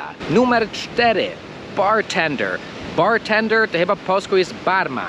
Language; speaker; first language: Polish; early bilingual, heritage; Polish